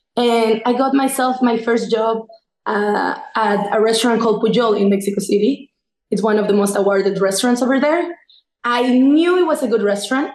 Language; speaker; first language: English; non-native, fluent; Spanish